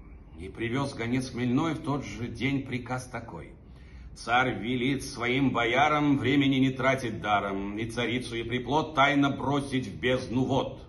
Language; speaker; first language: Russian; native; Russian